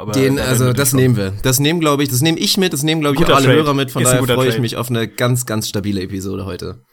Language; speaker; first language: German; native; German